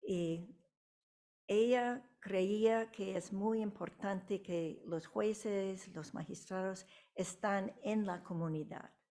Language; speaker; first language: Spanish; non-native, fluent; English